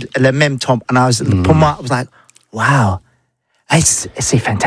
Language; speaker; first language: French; non-native, learner; English